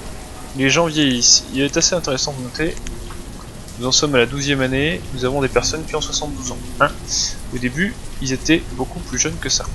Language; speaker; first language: French; native; French